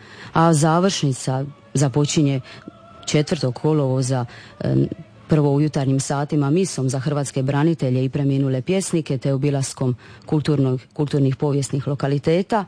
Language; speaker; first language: Serbian; native; Serbian